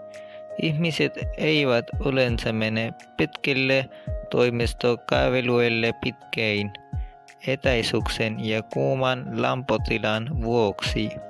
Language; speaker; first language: Finnish; non-native, learner; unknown